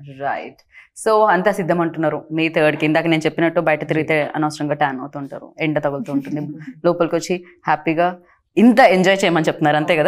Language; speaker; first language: Telugu; native; Telugu